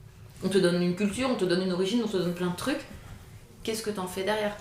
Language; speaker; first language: French; native; French